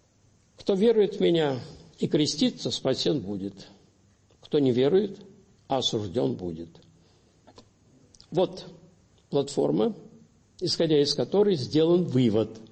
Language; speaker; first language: Russian; native; Russian